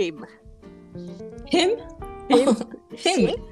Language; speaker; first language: English; non-native, fluent; Japanese